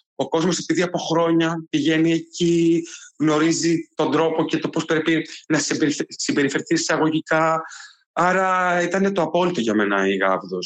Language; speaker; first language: Greek; native; Greek